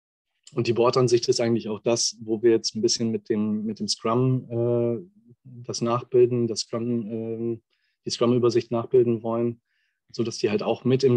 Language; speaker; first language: German; native; German